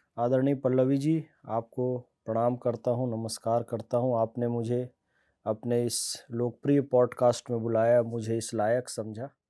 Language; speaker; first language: Hindi; native; Hindi